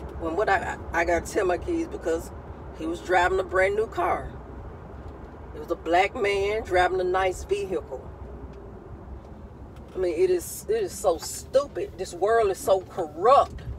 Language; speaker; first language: English; native; English